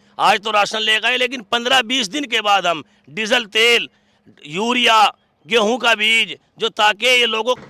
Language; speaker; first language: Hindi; native; Hindi